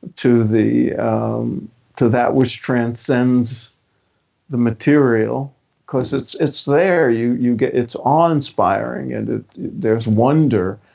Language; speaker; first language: English; native; English